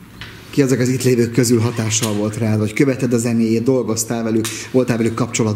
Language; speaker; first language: Hungarian; native; Hungarian